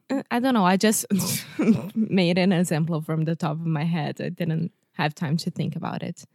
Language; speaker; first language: English; non-native, fluent; Portuguese